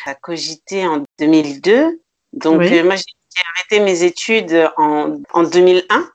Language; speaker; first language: French; native; French